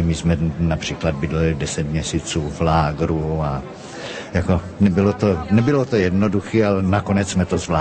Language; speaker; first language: Czech; early bilingual, heritage; Czech